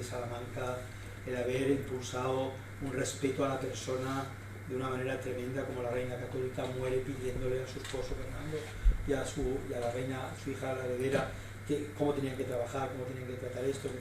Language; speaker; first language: Spanish; native; Spanish